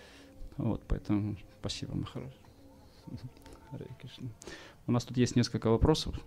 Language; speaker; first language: Russian; native; Russian